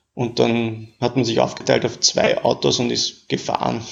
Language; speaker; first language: German; native; German